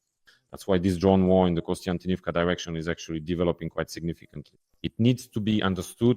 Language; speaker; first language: English; non-native, fluent; Ukrainian